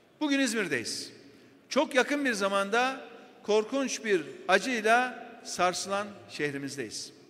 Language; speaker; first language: Turkish; native; Turkish